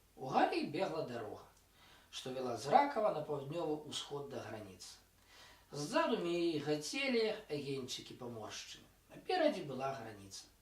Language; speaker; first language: Belarusian; non-native, local second language; Russian